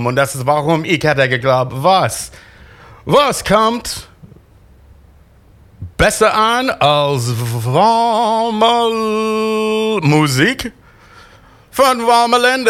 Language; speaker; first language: German; non-native, learner; English